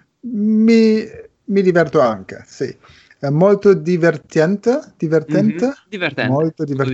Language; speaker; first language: Italian; non-native, learner; German